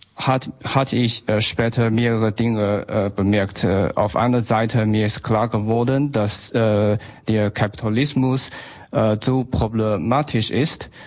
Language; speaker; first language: German; non-native, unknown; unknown